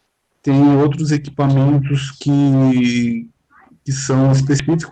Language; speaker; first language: Portuguese; native; Portuguese